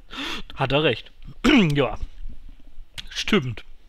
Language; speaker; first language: German; native; German